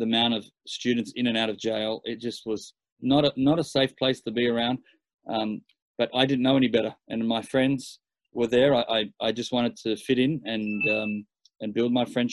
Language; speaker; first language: English; native; English